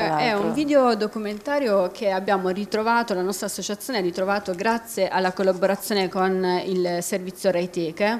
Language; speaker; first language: Italian; native; Italian